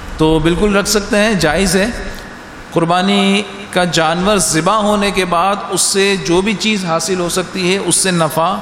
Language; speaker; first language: Urdu; native; Urdu